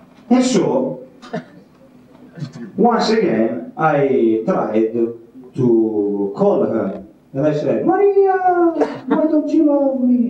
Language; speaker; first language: English; non-native, fluent; Italian